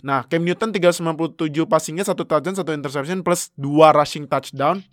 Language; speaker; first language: Indonesian; native; Indonesian